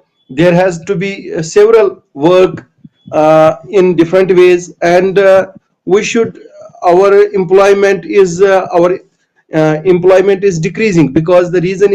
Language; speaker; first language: English; non-native, local second language; Kashmiri